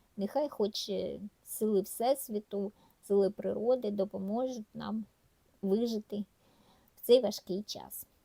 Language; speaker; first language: Ukrainian; native; Ukrainian